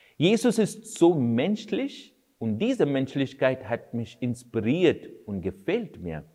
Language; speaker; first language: German; non-native, fluent; Kannada